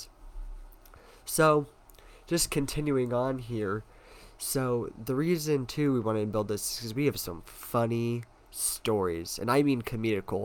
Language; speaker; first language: English; native; English